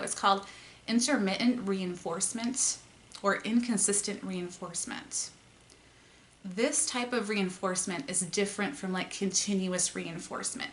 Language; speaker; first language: English; native; English